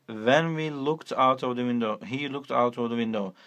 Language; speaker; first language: English; non-native, fluent; Turkish